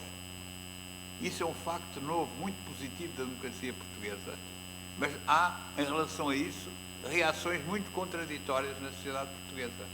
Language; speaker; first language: Portuguese; native; Portuguese